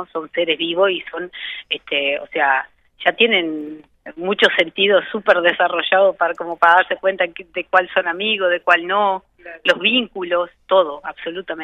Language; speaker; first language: Spanish; native; Spanish